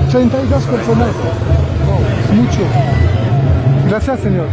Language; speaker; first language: Spanish; non-native, learner; French